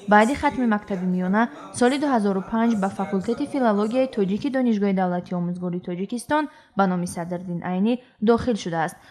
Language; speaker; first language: Tajik; native; Tajik